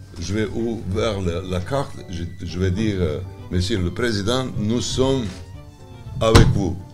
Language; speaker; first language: French; non-native, learner; Serbian